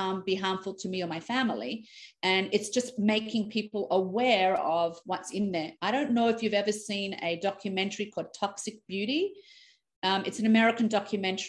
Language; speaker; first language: English; native; English